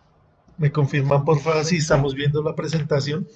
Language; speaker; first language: Spanish; native; Spanish